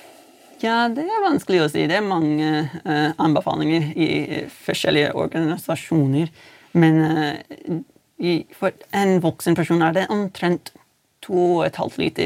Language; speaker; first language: Norwegian; non-native, fluent; English